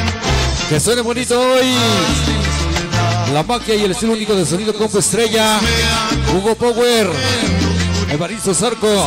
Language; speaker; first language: Spanish; native; Spanish